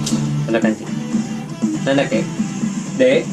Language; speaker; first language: Japanese; non-native, learner; Sundanese